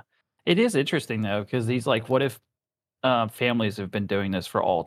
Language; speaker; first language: English; native; English